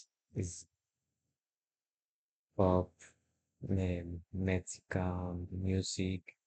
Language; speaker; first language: English; non-native, learner; Spanish